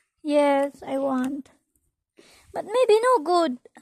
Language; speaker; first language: English; non-native, learner; Filipino